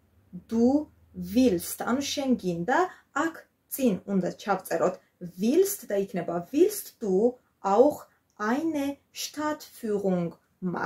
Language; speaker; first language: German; non-native, fluent; Georgian